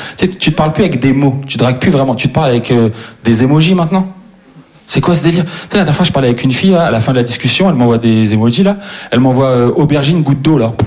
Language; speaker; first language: French; native; French